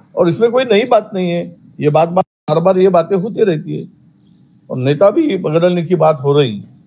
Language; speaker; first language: Hindi; non-native, local second language; Marathi